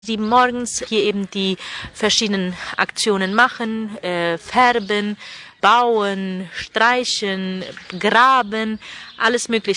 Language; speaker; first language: German; non-native, local second language; Plautdietsch